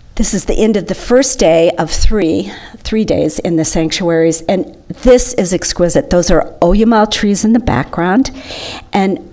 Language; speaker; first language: English; native; English